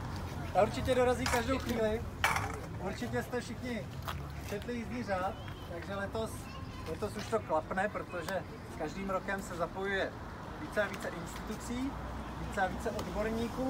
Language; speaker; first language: Czech; native; Czech